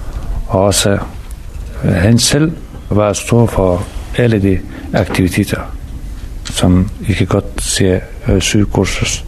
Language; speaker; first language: Danish; non-native, learner; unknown